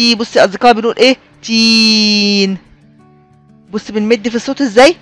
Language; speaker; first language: Arabic; native; Arabic